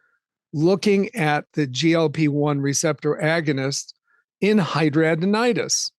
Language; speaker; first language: English; native; English